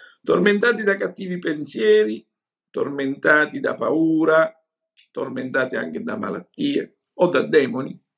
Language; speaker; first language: Italian; native; Italian